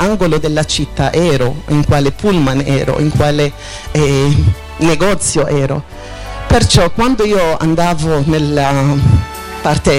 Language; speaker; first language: Italian; non-native, fluent; Arabic